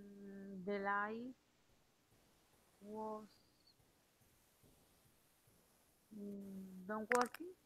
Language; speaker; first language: English; non-native, learner; Spanish